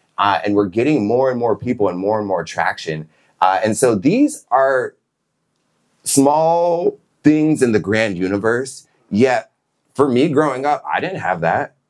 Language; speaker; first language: English; native; English